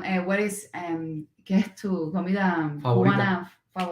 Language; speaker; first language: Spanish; non-native, learner; English